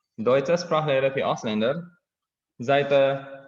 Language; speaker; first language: German; non-native, fluent; Indonesian